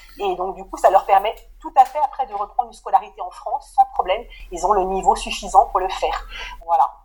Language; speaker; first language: French; native; French